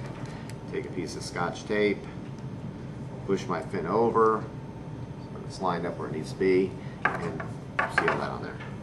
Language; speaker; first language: English; native; English